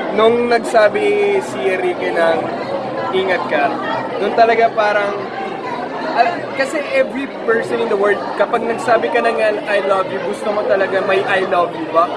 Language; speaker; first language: Filipino; early bilingual, heritage; Italian